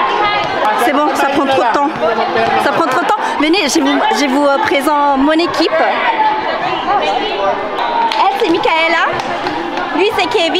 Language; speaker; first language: French; early bilingual, other home language; Filipino